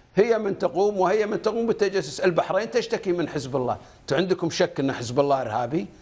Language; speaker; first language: Arabic; native; Arabic